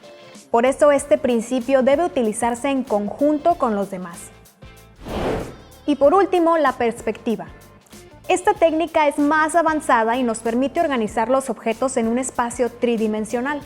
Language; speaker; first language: Spanish; native; Spanish